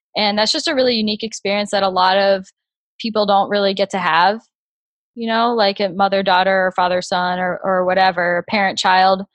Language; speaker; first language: English; native; English